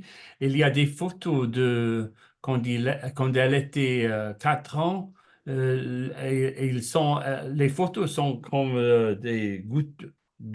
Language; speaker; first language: French; non-native, learner; English